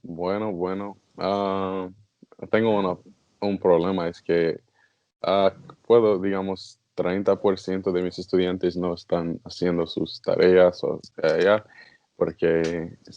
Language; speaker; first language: Spanish; non-native, learner; English